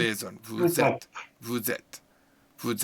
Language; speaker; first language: French; non-native, learner; English